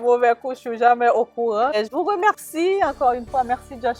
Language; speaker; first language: French; native; French